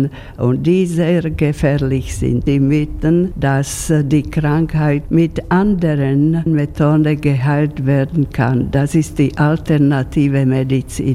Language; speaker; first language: German; non-native, fluent; Slovak